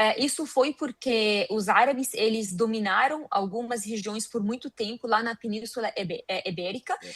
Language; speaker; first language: Portuguese; non-native, fluent; Arabic